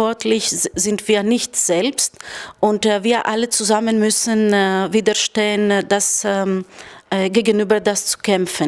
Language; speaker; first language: German; non-native, fluent; Greek